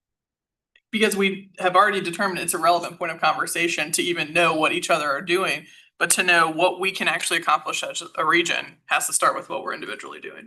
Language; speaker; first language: English; native; English